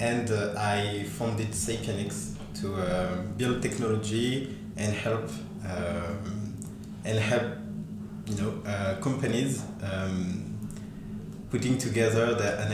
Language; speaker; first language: English; non-native, fluent; French